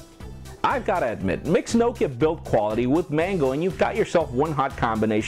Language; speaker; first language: English; non-native, local second language; Spanish